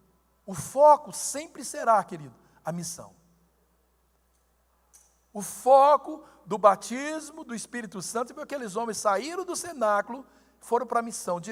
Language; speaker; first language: Portuguese; native; Portuguese